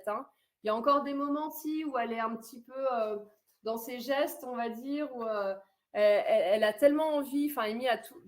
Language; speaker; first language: French; native; French